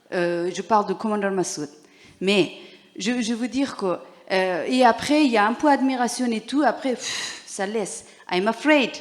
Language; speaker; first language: French; non-native, learner; Persian